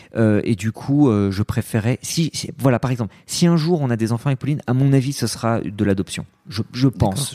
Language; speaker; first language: French; early bilingual, other home language; Arabic